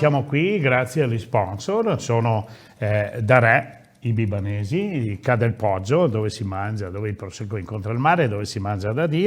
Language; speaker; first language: Italian; native; Italian